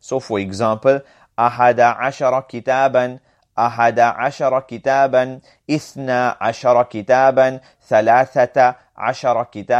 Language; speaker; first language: Arabic; non-native, fluent; English